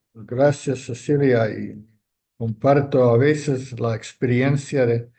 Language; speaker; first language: Spanish; non-native, fluent; English